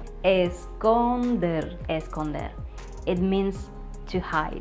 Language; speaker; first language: English; non-native, fluent; Spanish